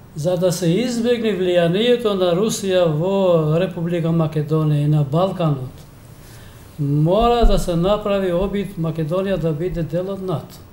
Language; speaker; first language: Macedonian; non-native, local second language; Albanian